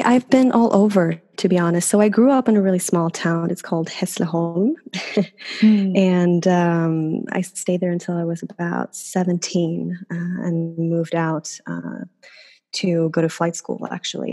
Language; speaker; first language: English; non-native, fluent; Swedish